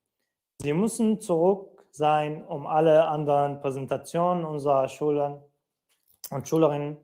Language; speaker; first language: German; non-native, fluent; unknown